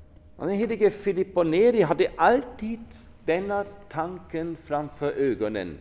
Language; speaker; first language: Swedish; non-native, fluent; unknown